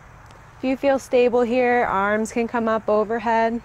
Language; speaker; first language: English; native; English